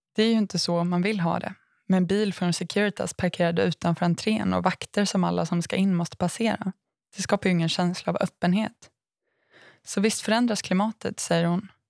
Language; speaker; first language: Swedish; native; Swedish